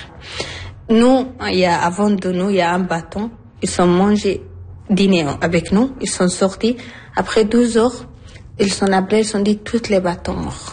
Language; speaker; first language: French; non-native, learner; Arabic